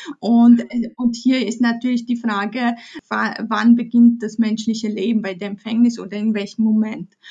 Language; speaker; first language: German; early bilingual, other home language; Polish